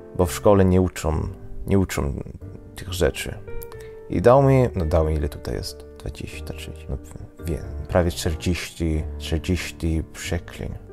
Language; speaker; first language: Polish; non-native, fluent; Swedish